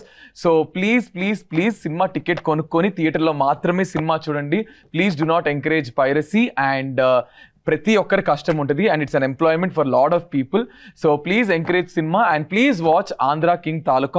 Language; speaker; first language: Telugu; native; Telugu